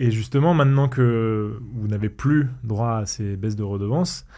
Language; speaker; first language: French; native; French